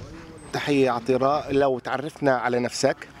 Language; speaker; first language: Arabic; native; Arabic